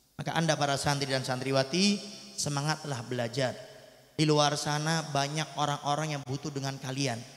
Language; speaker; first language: Indonesian; native; Indonesian